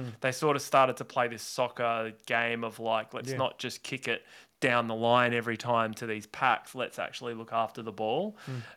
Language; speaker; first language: English; native; English